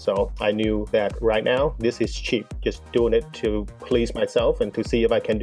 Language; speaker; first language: English; non-native, fluent; Vietnamese